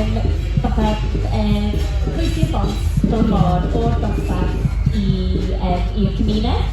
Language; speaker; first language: Welsh; non-native, local second language; English